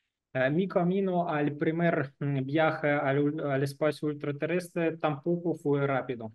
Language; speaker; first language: Spanish; non-native, learner; Russian